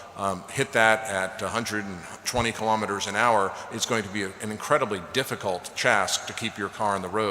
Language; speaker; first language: English; native; English